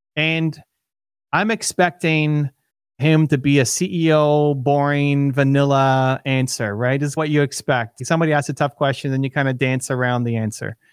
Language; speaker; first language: English; native; English